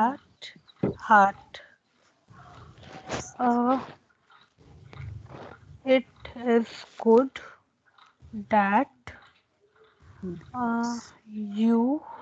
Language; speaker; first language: German; non-native, learner; Hindi